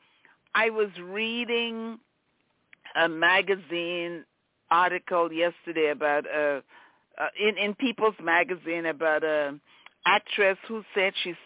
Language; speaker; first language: English; native; English